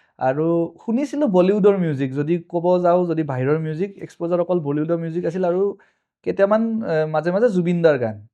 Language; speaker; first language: Assamese; native; Assamese